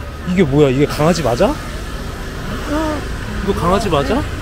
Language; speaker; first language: Korean; native; Korean